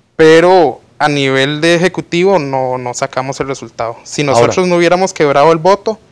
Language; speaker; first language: Spanish; native; Spanish